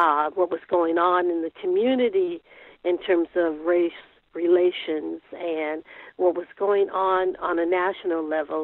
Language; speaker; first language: English; native; English